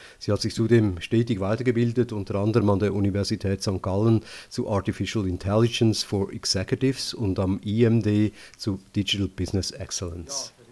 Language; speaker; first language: German; native; German